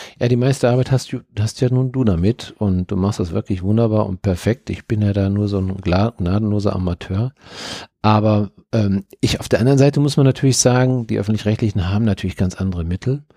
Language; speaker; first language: German; native; German